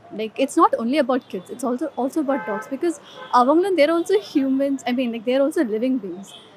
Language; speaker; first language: English; non-native, local second language; Tamil